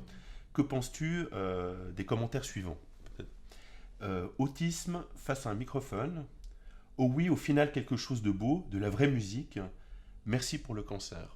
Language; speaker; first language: French; native; French